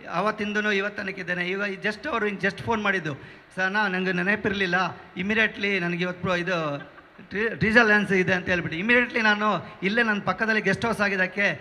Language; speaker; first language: Kannada; non-native, local second language; Tulu